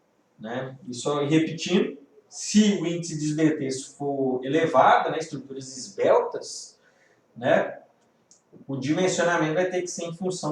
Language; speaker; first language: Portuguese; native; Portuguese